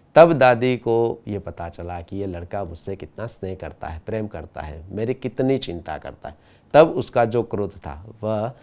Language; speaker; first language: Hindi; non-native, local second language; Gujarati